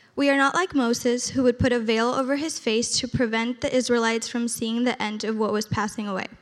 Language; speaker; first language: English; early bilingual, other home language; Spanish